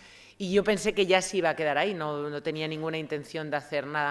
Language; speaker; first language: Spanish; native; Spanish